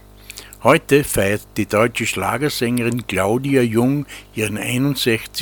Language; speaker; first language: German; native; German